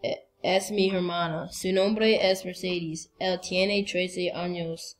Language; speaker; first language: Spanish; non-native, learner; English